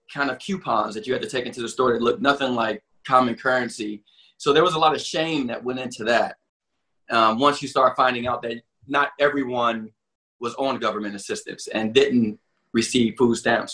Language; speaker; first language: English; native; English